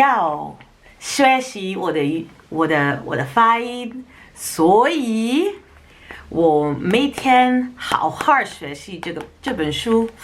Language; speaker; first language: Chinese; non-native, learner; Dutch